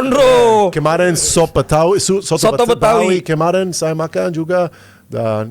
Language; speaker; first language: Indonesian; non-native, fluent; English